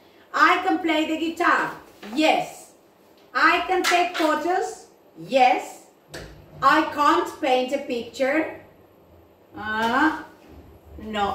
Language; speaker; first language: English; non-native, fluent; Spanish